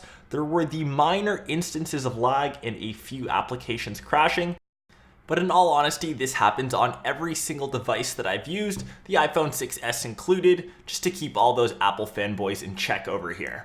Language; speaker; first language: English; native; English